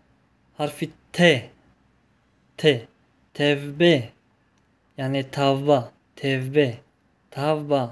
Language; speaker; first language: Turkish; non-native, fluent; Tajik